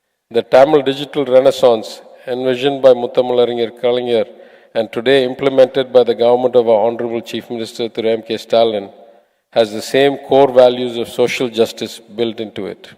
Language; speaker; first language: English; non-native, local second language; Tamil